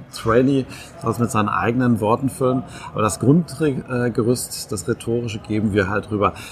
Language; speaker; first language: German; native; German